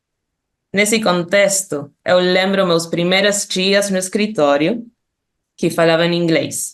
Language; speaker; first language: Portuguese; non-native, fluent; Spanish